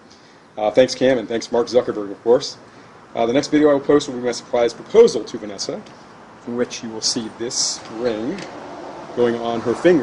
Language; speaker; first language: English; native; English